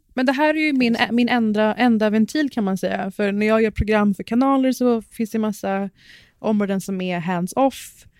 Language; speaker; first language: Swedish; early bilingual, other home language; Persian